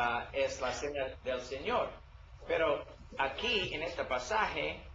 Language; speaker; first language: Spanish; non-native, learner; English